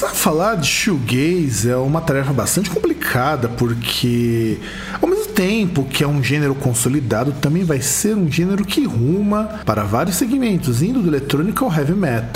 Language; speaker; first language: Portuguese; native; Portuguese